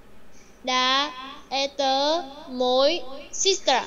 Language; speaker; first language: Russian; non-native, learner; Vietnamese